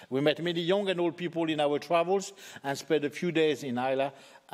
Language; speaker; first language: English; native; English